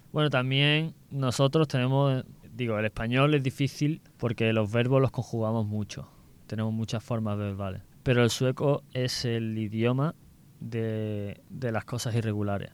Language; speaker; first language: Spanish; native; Spanish